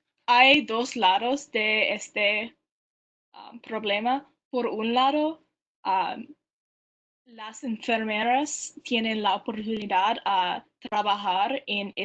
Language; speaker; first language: Spanish; non-native, learner; English